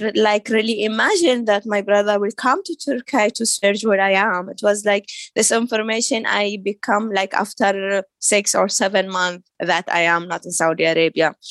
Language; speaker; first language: English; non-native, learner; Arabic